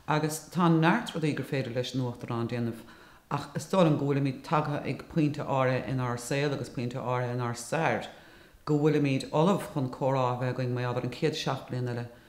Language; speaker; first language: Irish; native; Irish